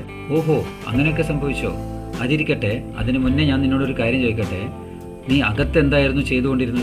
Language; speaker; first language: Malayalam; native; Malayalam